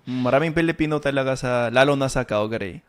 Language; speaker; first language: Filipino; non-native, fluent; English